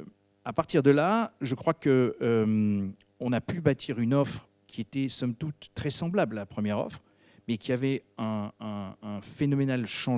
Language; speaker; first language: French; native; French